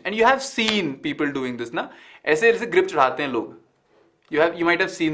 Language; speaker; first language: English; non-native, local second language; Hindi